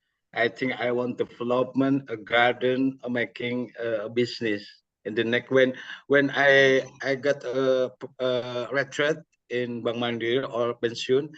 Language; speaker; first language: English; non-native, learner; Indonesian